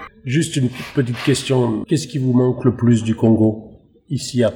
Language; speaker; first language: French; native; French